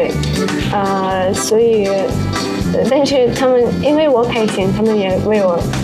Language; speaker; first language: Chinese; non-native, fluent; Russian